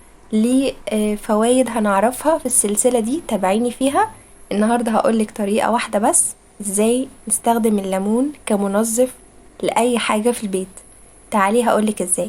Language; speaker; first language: Arabic; native; Arabic